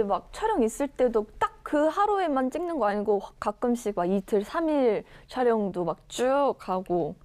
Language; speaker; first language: Korean; early bilingual, other home language; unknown